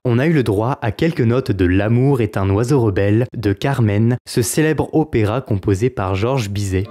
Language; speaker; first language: French; native; French